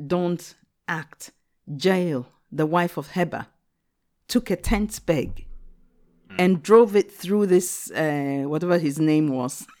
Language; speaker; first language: English; non-native, local second language; Akan